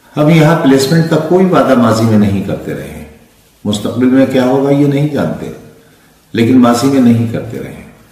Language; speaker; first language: Urdu; native; Urdu